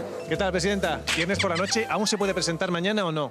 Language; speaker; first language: Spanish; native; Spanish